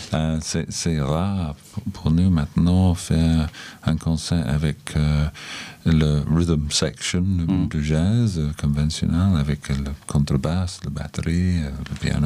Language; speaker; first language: French; non-native, learner; English